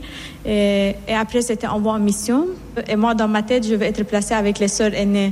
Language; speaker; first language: French; non-native, fluent; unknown